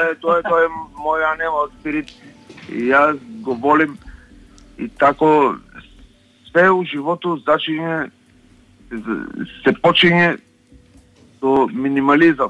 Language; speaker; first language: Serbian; non-native, learner; Slovenian